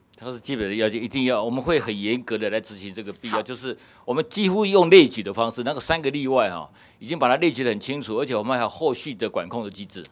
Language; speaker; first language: Chinese; native; Chinese